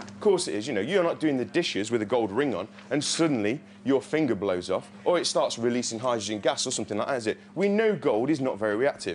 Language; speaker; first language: English; native; English